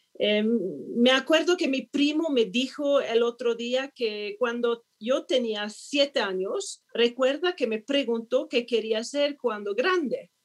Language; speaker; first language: Spanish; non-native, fluent; Swedish